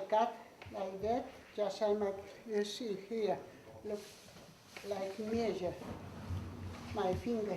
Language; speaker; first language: English; non-native, learner; Russian